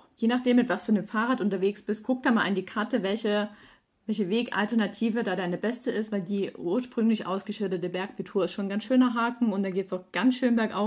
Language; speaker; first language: German; native; German